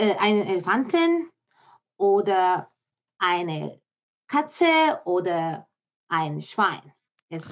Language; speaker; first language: German; non-native, learner; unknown